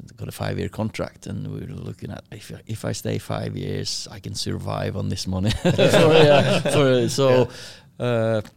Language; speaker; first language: English; non-native, fluent; Norwegian